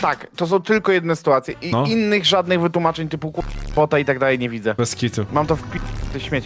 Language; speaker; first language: Polish; native; Polish